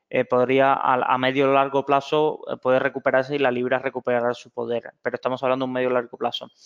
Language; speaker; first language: Spanish; native; Spanish